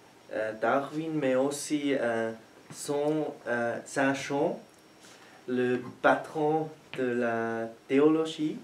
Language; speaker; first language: French; non-native, learner; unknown